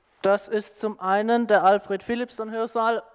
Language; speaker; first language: German; native; German